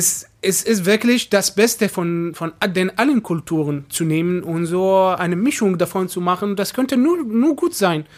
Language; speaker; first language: German; non-native, fluent; Arabic